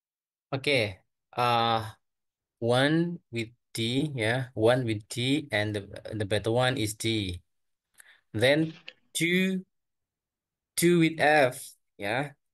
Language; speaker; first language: English; non-native, fluent; Indonesian